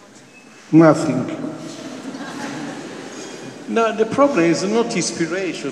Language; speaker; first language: English; non-native, fluent; Italian